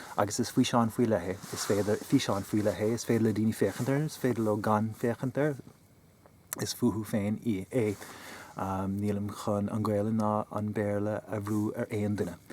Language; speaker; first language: Irish; non-native, local second language; English